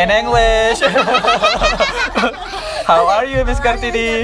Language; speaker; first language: English; non-native, learner; Indonesian